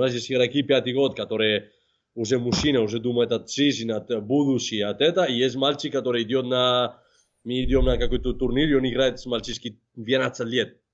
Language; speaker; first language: Russian; non-native, fluent; Spanish